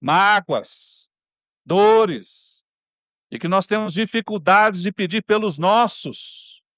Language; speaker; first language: Portuguese; native; Portuguese